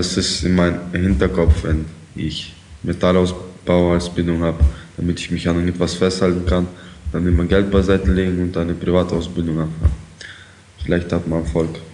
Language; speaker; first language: German; early bilingual, other home language; Ukrainian